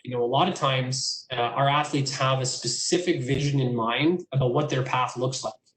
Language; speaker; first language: English; native; English